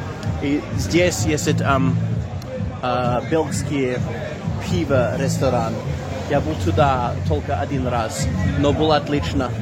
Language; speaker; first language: Russian; non-native, learner; English